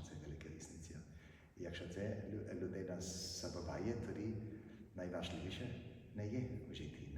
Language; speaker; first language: Ukrainian; non-native, fluent; German